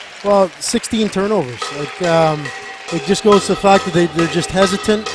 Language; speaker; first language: English; native; English